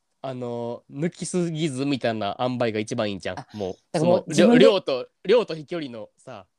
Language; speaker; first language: Japanese; native; Japanese